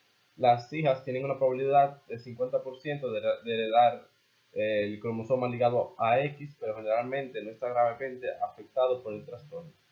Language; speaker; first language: Spanish; native; Spanish